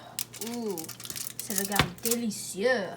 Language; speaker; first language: French; non-native, learner; English